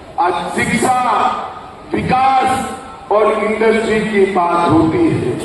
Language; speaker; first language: Hindi; non-native, local second language; Gujarati